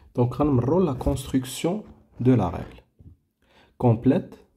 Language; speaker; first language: French; non-native, local second language; Arabic